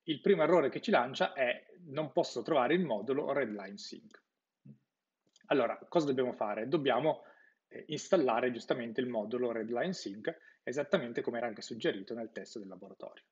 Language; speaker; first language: Italian; native; Italian